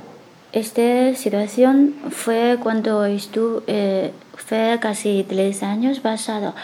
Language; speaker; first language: Spanish; non-native, learner; Chinese